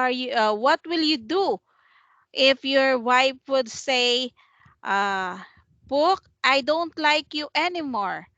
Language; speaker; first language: English; non-native, fluent; Vietnamese